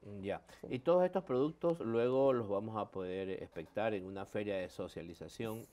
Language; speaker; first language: Spanish; native; Spanish